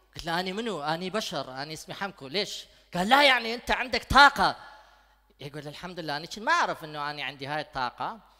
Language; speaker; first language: Arabic; non-native, local second language; Kurdish